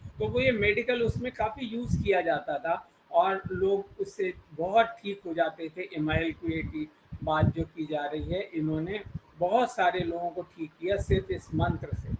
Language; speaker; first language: Hindi; native; Hindi